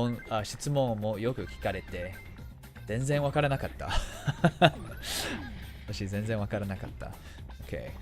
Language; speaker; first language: Japanese; non-native, learner; English